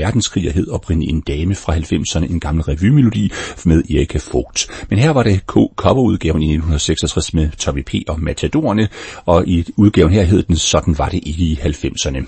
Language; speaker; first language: Danish; native; Danish